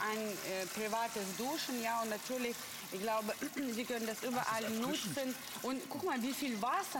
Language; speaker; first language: German; non-native, learner; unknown